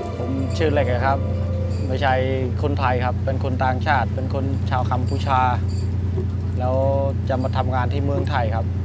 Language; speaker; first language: Thai; non-native, fluent; Khmer